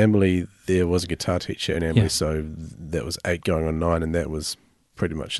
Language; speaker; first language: English; native; English